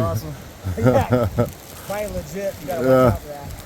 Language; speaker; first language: English; native; English